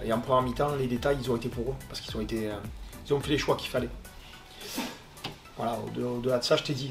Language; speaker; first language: French; native; French